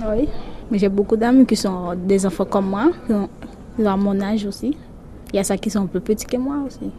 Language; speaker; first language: French; non-native, local second language; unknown